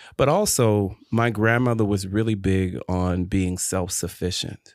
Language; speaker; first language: English; native; English